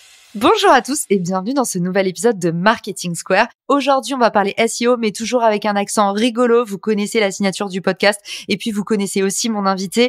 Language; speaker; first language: French; native; French